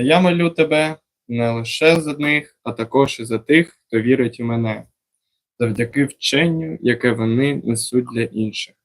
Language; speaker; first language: Ukrainian; non-native, local second language; Russian